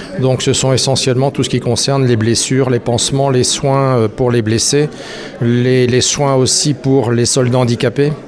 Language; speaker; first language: French; native; French